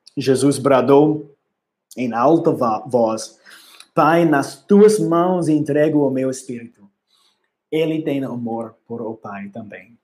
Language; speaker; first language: Portuguese; non-native, learner; English